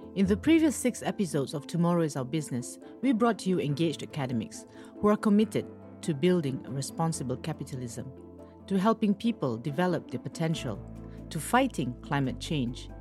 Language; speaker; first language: English; non-native, fluent; French